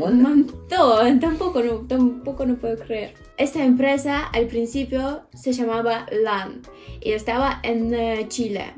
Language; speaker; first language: Spanish; non-native, fluent; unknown